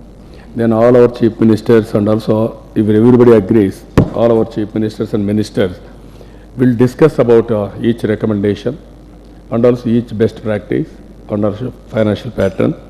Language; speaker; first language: English; non-native, local second language; Telugu